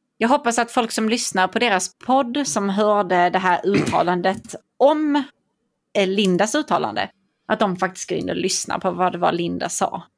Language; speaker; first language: Swedish; native; Swedish